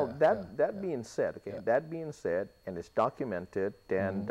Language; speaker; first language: English; native; English